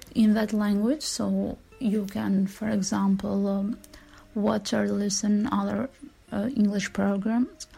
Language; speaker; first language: English; non-native, fluent; Albanian